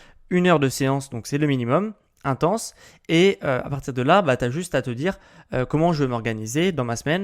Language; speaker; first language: French; native; French